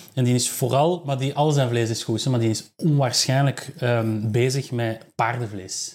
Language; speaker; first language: Dutch; native; Dutch